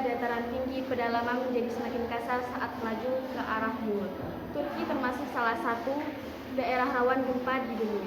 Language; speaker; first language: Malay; non-native, local second language; Madurese